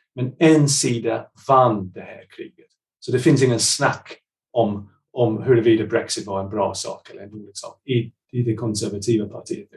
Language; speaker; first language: Swedish; non-native, fluent; English